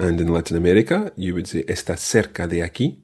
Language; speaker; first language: Spanish; non-native, fluent; English